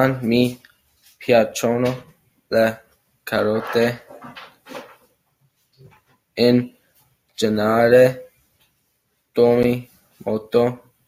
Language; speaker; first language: Italian; non-native, learner; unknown